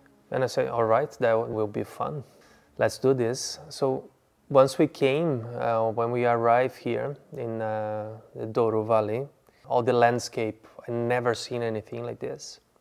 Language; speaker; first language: English; non-native, fluent; Portuguese